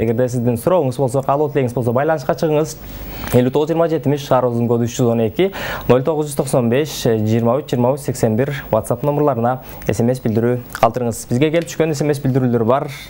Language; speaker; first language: Kyrgyz; native; Kyrgyz